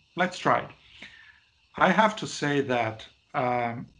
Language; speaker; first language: English; non-native, fluent; Portuguese